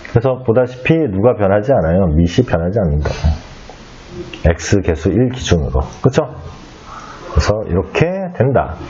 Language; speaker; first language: Korean; native; Korean